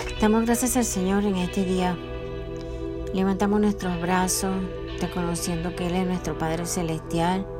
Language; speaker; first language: Spanish; native; Spanish